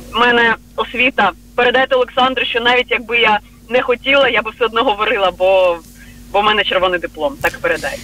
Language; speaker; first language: Ukrainian; non-native, local second language; Russian